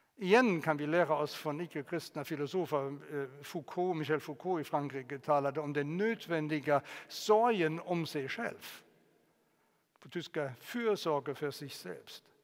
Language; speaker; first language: Swedish; non-native, fluent; German